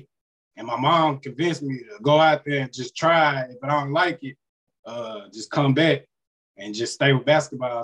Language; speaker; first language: English; native; English